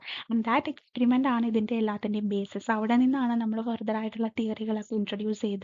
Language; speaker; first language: Malayalam; native; Malayalam